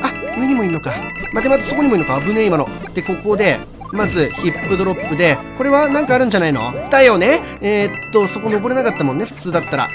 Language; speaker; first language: Japanese; native; Japanese